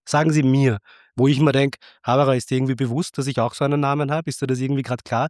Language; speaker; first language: German; early bilingual, other home language; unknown